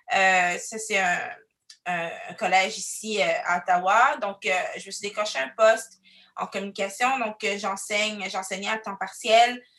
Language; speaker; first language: French; early bilingual, other home language; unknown